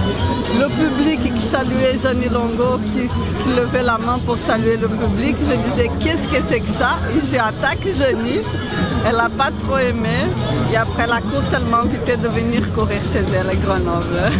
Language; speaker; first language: French; non-native, fluent; Portuguese